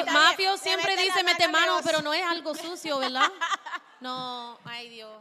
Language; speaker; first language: Spanish; non-native, fluent; English